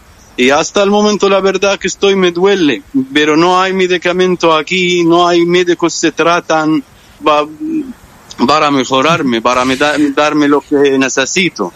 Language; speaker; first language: Spanish; non-native, fluent; Arabic